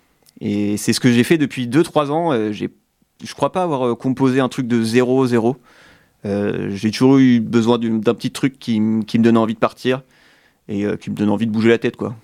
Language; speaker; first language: French; native; French